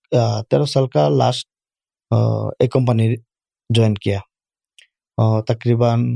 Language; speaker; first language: Urdu; non-native, learner; Bangla